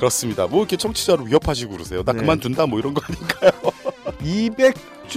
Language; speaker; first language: Korean; native; Korean